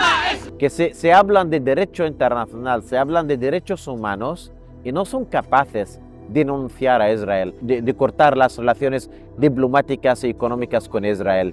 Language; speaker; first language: Spanish; non-native, fluent; Arabic